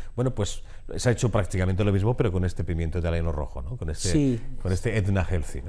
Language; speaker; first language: Spanish; native; Spanish